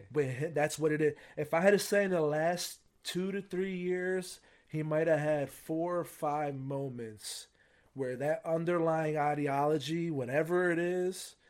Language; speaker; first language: English; native; English